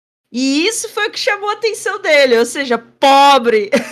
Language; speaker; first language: Portuguese; native; Portuguese